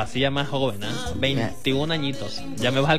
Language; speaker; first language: Spanish; native; Spanish